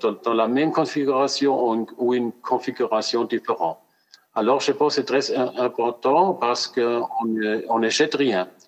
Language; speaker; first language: French; non-native, fluent; German